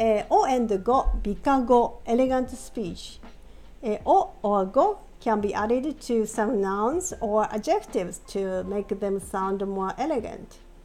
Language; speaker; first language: English; non-native, fluent; Japanese